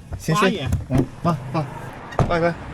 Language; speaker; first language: Chinese; non-native, learner; Korean